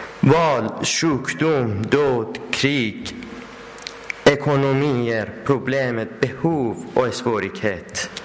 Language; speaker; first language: Swedish; non-native, learner; Persian